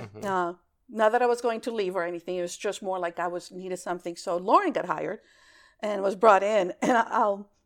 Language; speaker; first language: English; early bilingual, other home language; Greek